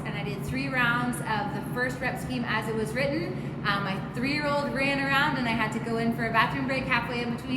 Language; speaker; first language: English; native; English